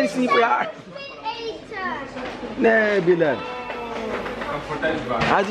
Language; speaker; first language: Dutch; native; Dutch